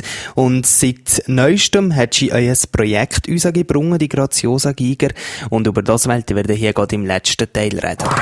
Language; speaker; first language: German; native; German